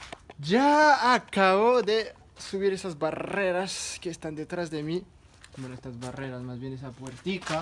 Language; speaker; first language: Spanish; non-native, fluent; French